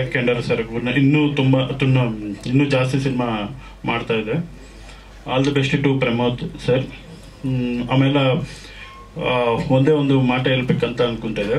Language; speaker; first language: Kannada; non-native, local second language; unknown